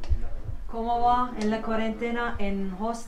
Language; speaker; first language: Spanish; non-native, learner; Turkish